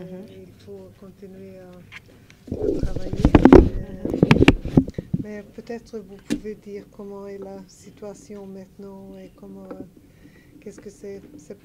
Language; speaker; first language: French; non-native, learner; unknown